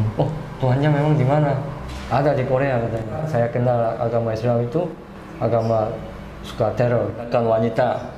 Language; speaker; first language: Indonesian; non-native, fluent; Korean